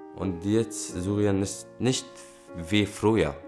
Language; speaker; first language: German; non-native, learner; Arabic